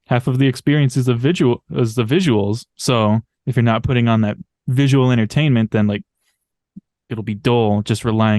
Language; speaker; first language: English; native; English